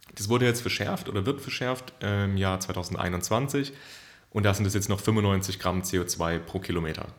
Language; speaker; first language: German; native; German